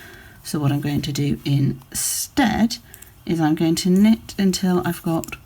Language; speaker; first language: English; native; English